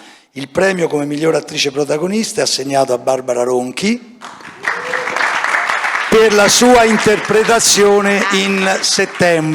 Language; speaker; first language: Italian; native; Italian